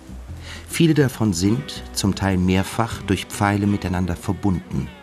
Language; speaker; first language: German; native; German